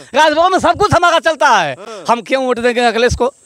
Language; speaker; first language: Hindi; native; Hindi